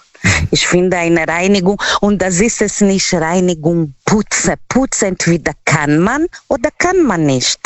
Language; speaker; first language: German; non-native, learner; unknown